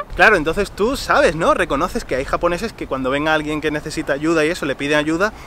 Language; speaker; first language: Spanish; native; Spanish